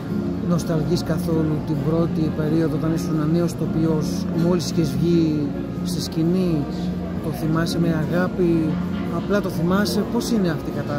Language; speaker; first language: Greek; native; Greek